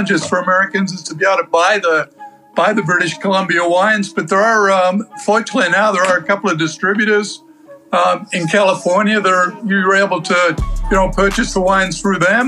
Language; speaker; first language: English; native; English